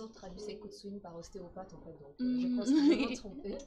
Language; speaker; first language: French; native; French